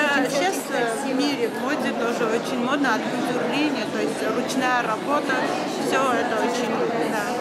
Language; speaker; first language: Russian; non-native, fluent; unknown